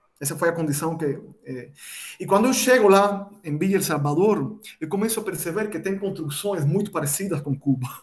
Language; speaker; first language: Portuguese; non-native, fluent; Spanish